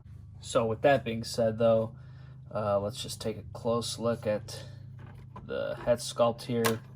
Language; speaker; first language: English; native; English